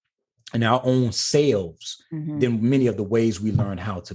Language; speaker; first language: English; native; English